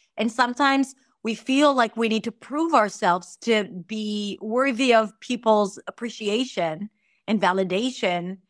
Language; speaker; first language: English; non-native, fluent; Hebrew